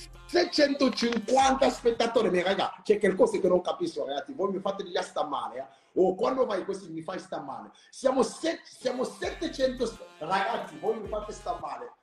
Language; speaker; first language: Italian; non-native, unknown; French